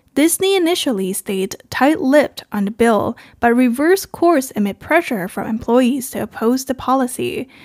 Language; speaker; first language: English; non-native, fluent; Chinese